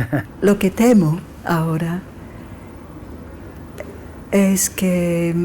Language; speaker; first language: Spanish; non-native, fluent; English